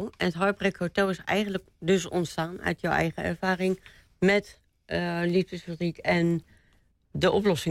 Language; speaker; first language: Dutch; native; Dutch